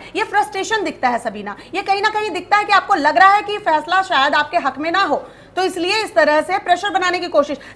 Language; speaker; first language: Hindi; native; Hindi